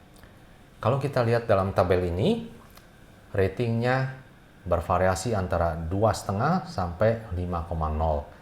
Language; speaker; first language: Indonesian; native; Indonesian